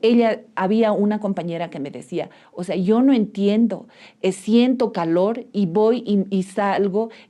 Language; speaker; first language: Spanish; native; Spanish